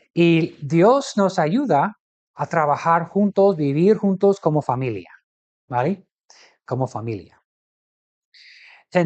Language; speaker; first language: Spanish; non-native, fluent; English